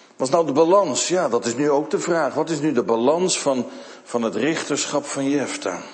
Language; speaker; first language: Dutch; native; Dutch